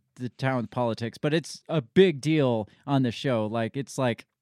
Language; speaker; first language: English; native; English